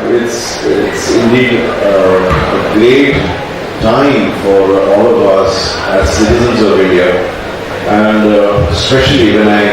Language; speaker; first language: English; non-native, local second language; Kannada